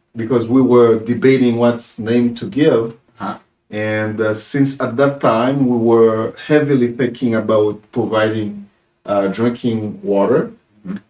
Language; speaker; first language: English; non-native, fluent; Haitian Creole